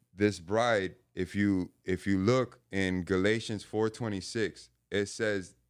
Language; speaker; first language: English; native; English